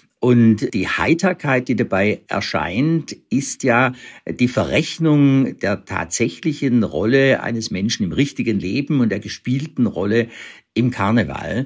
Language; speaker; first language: German; native; German